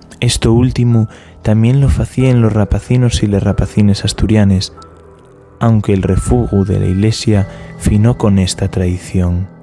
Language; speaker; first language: Asturian; non-native, local second language; Spanish